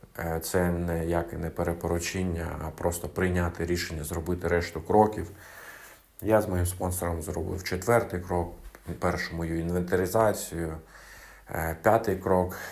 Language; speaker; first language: Ukrainian; non-native, local second language; Russian